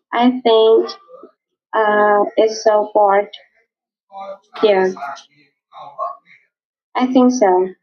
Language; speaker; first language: English; non-native, learner; Vietnamese